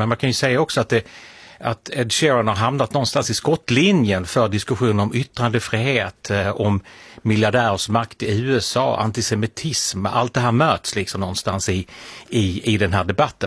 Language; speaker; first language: Swedish; native; Swedish